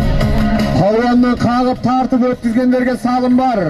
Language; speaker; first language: Kazakh; native; Kazakh